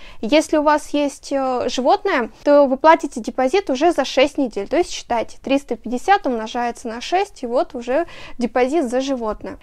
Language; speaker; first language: Russian; native; Russian